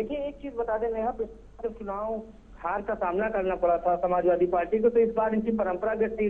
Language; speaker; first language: Hindi; native; Hindi